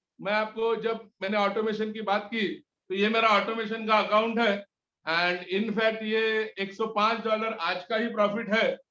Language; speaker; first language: Hindi; native; Hindi